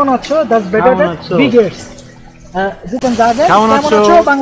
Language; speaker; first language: German; non-native, learner; Bangla